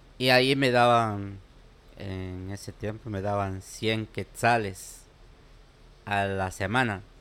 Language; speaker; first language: Spanish; native; Spanish